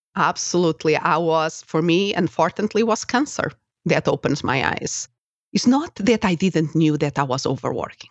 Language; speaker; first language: English; non-native, fluent; Portuguese